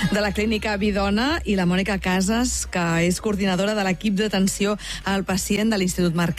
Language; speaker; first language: Catalan; native; Catalan